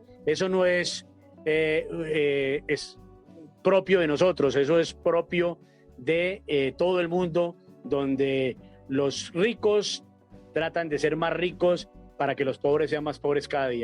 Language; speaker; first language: Spanish; native; Spanish